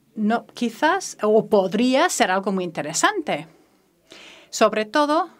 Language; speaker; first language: Spanish; non-native, fluent; French